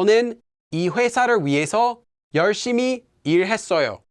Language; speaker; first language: Korean; non-native, fluent; English